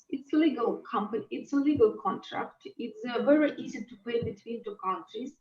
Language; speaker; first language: English; non-native, learner; Russian